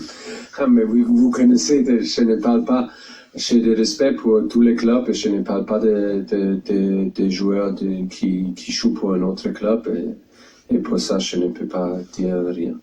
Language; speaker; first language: French; non-native, fluent; German